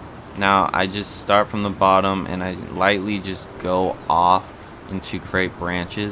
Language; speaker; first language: English; native; English